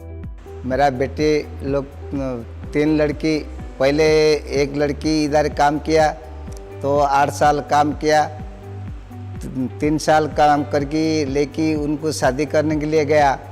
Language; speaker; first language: Hindi; non-native, local second language; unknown